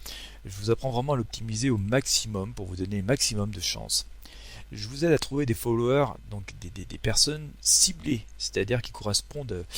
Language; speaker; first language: French; native; French